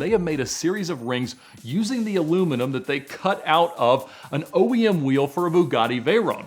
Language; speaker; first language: English; native; English